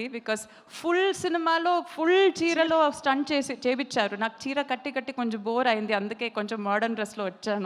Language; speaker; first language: Telugu; non-native, local second language; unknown